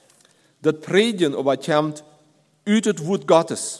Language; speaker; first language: German; non-native, learner; Plautdietsch